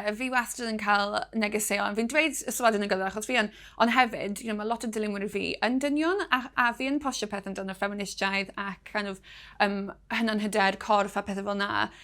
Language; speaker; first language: Welsh; non-native, local second language; English